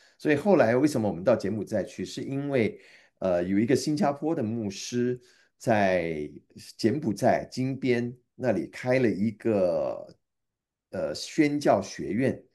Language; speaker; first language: Chinese; native; Chinese